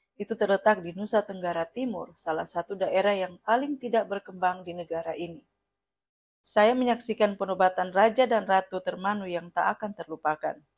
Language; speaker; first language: Indonesian; non-native, fluent; Russian